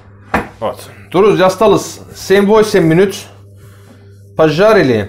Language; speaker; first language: Russian; non-native, learner; Turkish